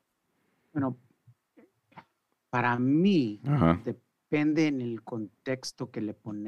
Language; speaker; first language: Spanish; early bilingual, heritage; Spanish